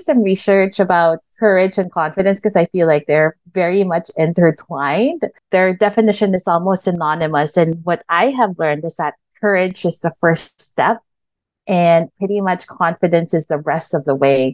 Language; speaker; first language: English; non-native, local second language; Filipino